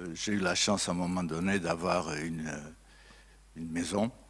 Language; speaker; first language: French; non-native, fluent; Portuguese